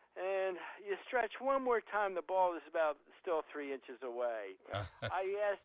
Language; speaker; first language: English; native; English